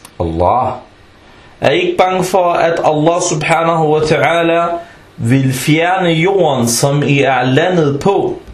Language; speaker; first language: Danish; early bilingual, other home language; Arabic